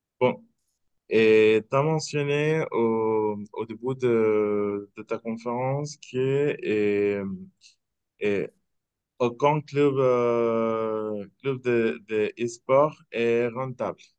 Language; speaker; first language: French; non-native, fluent; Spanish